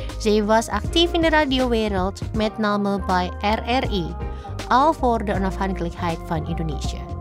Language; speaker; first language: Dutch; non-native, fluent; Indonesian